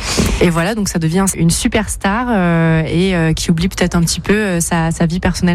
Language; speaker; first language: French; native; French